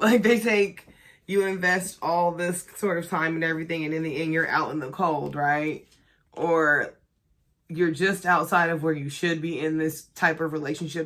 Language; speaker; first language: English; native; English